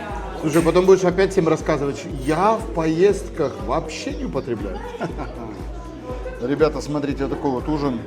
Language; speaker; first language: Russian; native; Russian